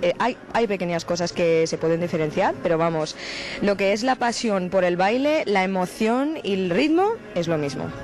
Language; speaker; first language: Spanish; non-native, fluent; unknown